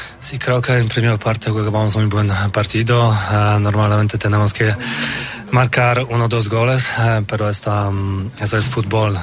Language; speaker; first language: Spanish; non-native, learner; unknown